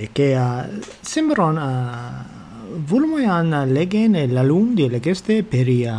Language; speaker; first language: Greek; non-native, fluent; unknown